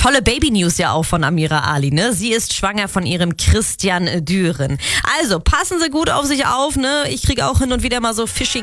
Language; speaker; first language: German; native; German